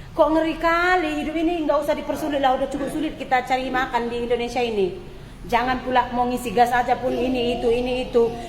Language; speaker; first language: Indonesian; native; Indonesian